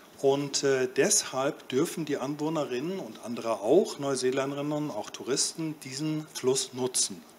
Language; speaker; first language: German; native; German